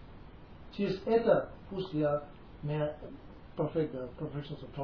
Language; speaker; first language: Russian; non-native, learner; Tibetan